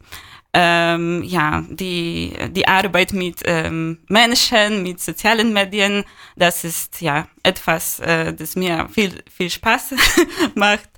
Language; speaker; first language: German; non-native, learner; Polish